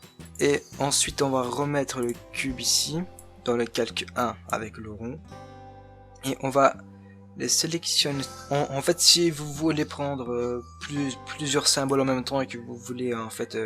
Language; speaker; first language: French; native; French